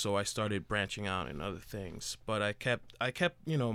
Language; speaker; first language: English; native; English